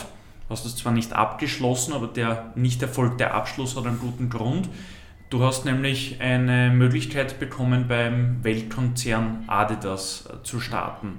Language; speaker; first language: German; native; German